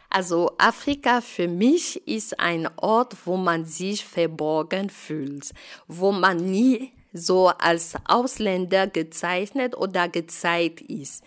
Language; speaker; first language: German; non-native, fluent; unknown